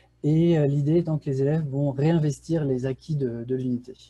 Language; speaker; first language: French; native; French